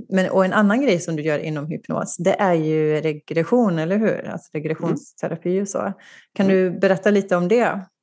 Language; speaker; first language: Swedish; native; Swedish